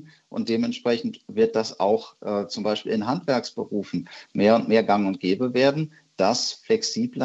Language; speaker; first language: German; native; German